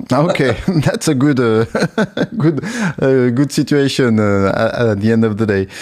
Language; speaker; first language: English; non-native, fluent; French